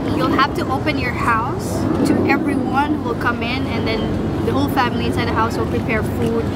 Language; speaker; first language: English; non-native, local second language; Hiligaynon